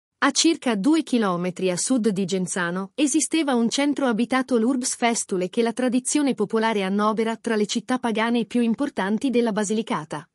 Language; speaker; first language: Italian; native; Italian